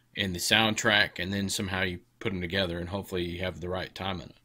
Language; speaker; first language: English; native; English